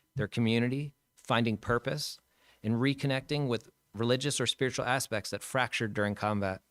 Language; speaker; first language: English; native; English